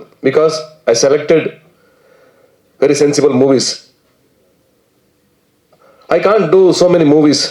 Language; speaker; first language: Tamil; non-native, learner; Kannada